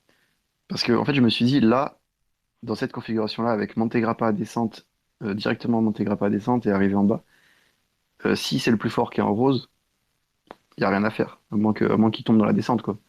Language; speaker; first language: French; native; French